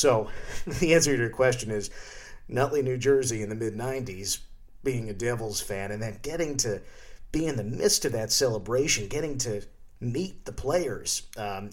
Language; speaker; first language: English; native; English